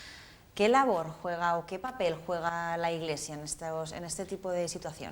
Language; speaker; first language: Spanish; native; Spanish